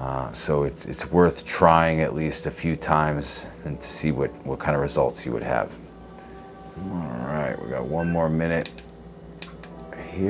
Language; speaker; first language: English; native; English